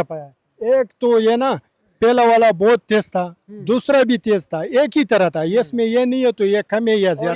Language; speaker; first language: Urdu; non-native, local second language; Pashto